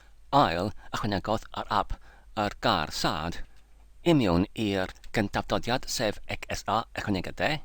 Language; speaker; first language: Welsh; non-native, learner; English